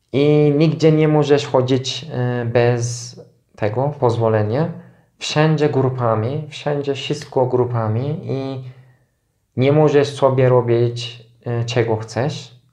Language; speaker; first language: Polish; non-native, fluent; Turkish